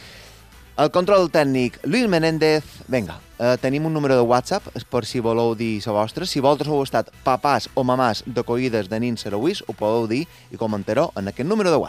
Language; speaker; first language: Catalan; native; Catalan